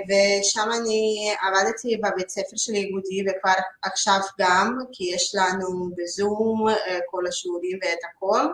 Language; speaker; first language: Hebrew; non-native, learner; Russian